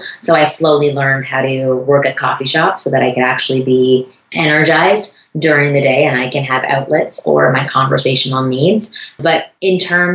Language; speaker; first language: English; native; English